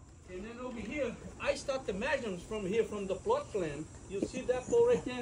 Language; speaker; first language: English; non-native, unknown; Portuguese